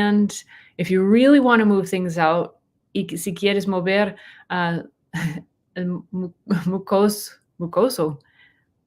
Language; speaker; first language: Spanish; non-native, learner; English